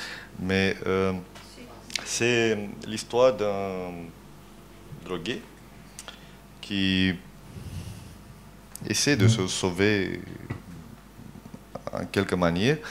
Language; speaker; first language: French; non-native, fluent; Romanian